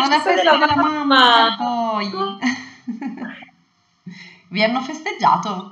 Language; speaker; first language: Italian; native; Italian